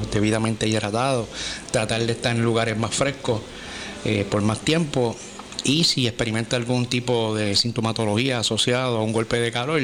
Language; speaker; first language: Spanish; native; Spanish